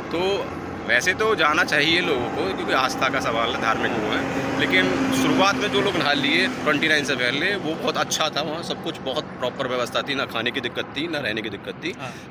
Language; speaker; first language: Hindi; native; Hindi